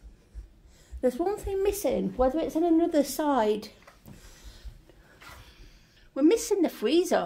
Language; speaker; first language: English; native; English